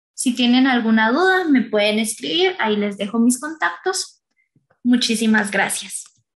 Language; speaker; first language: Spanish; native; Spanish